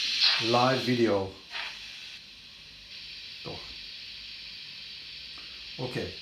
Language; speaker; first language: German; non-native, learner; English